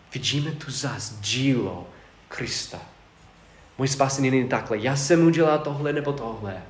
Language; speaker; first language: Czech; non-native, fluent; English